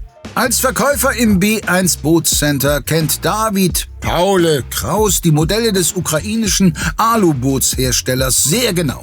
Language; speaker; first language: German; native; German